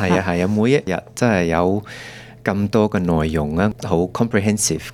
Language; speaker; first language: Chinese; early bilingual, heritage; Cantonese